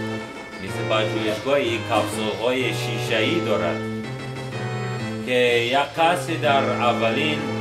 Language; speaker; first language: Persian; non-native, learner; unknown